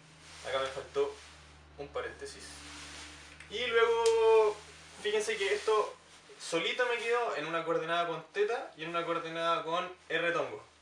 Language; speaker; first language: Spanish; native; Spanish